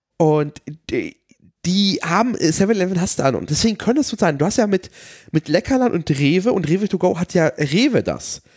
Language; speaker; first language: German; early bilingual, other home language; Polish